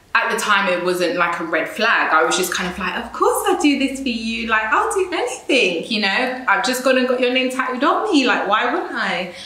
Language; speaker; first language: English; native; English